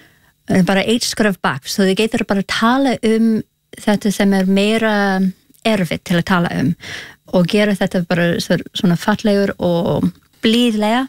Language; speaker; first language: Icelandic; non-native, learner; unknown